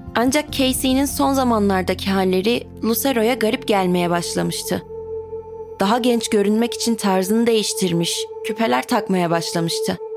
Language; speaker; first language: Turkish; native; Turkish